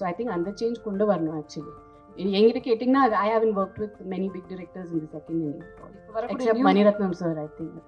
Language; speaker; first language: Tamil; non-native, fluent; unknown